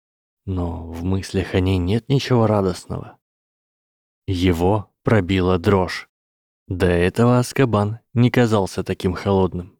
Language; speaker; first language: Russian; native; Russian